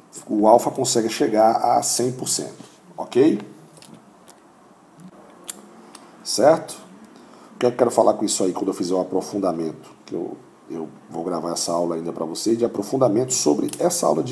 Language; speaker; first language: Portuguese; native; Portuguese